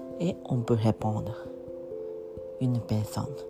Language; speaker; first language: French; non-native, learner; Japanese